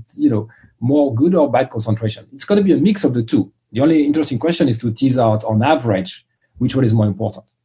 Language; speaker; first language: English; non-native, fluent; French